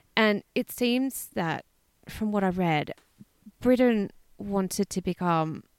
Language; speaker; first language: English; native; English